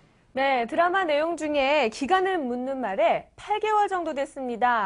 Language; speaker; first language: Korean; native; Korean